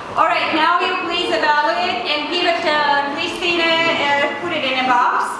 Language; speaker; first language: English; non-native, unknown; Latvian